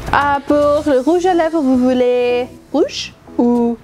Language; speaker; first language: French; non-native, learner; English